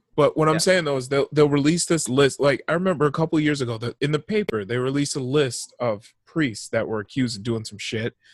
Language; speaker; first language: English; native; English